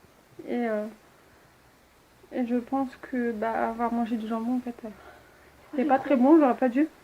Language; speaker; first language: French; native; French